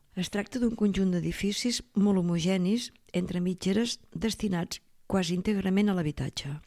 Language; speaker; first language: Catalan; native; Catalan